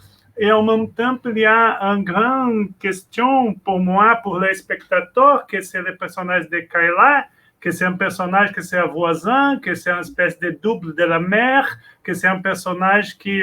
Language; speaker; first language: French; non-native, learner; Portuguese